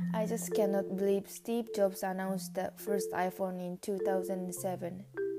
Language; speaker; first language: English; non-native, learner; Japanese